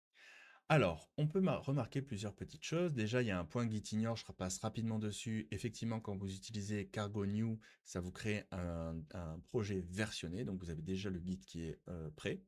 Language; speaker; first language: French; native; French